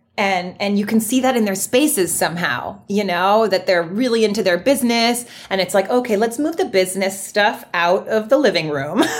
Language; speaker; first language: English; native; English